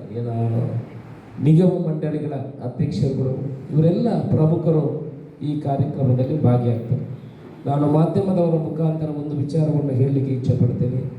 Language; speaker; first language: Kannada; non-native, local second language; Tulu